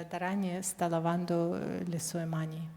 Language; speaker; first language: Italian; non-native, fluent; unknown